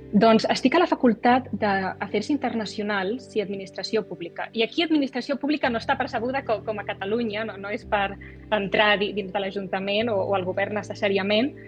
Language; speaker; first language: Catalan; native; Catalan